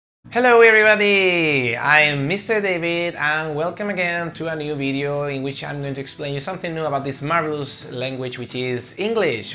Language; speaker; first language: English; non-native, fluent; Spanish